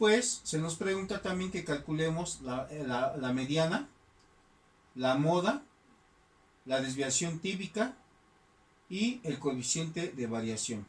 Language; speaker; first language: Spanish; native; Spanish